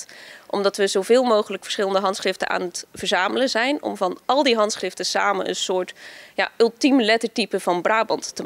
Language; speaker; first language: Dutch; native; Dutch